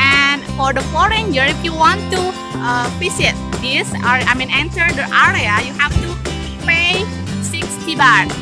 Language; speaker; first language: English; non-native, local second language; Indonesian